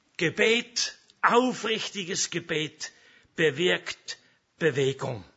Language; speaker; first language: German; native; German